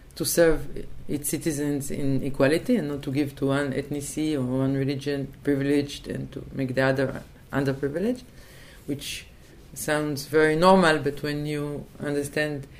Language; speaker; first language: English; non-native, fluent; Hebrew